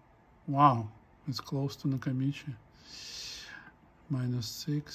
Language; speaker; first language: English; non-native, fluent; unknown